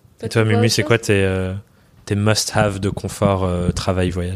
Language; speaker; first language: French; native; French